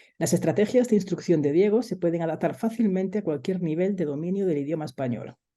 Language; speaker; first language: Spanish; native; Spanish